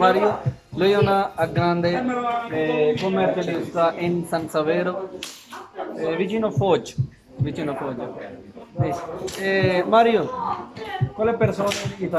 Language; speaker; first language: Italian; non-native, learner; Urdu